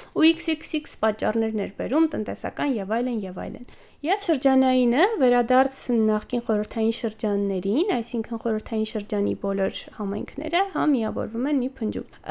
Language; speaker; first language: Armenian; native; Armenian